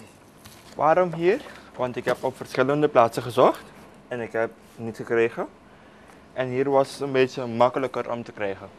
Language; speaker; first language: Dutch; non-native, local second language; Papiamento